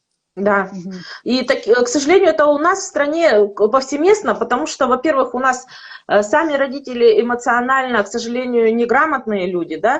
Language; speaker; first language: Russian; native; Russian